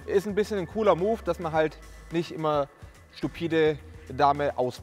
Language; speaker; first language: German; native; German